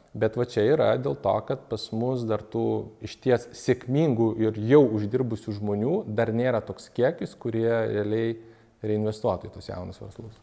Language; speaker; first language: Lithuanian; native; Lithuanian